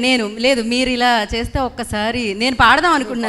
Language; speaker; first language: Telugu; native; Telugu